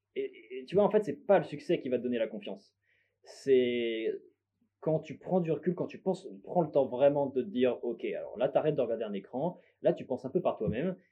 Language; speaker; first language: French; native; French